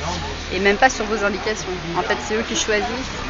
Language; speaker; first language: French; native; French